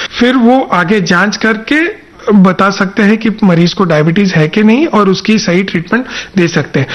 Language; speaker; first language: Hindi; non-native, local second language; Marathi